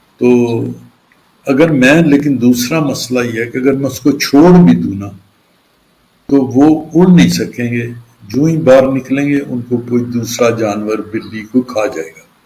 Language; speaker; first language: Urdu; non-native, local second language; Punjabi